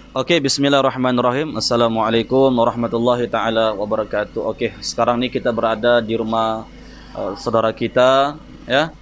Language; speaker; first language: Malay; native; Malay